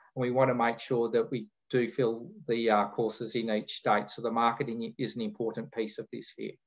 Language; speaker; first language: English; native; English